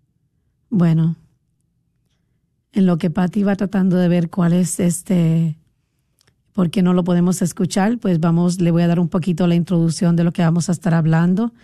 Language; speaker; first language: Spanish; native; Spanish